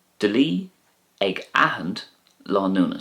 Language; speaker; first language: Irish; non-native, local second language; English